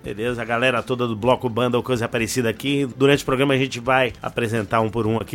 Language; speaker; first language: Portuguese; native; Portuguese